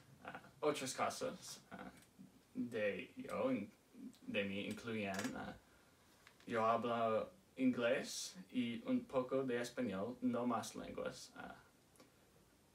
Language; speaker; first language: Spanish; non-native, learner; English